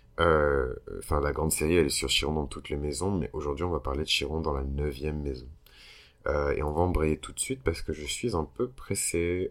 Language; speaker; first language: French; early bilingual, other home language; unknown